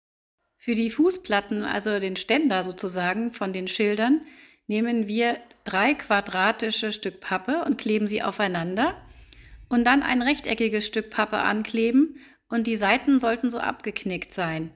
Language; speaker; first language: German; native; German